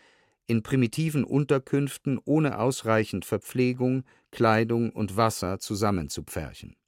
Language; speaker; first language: German; native; German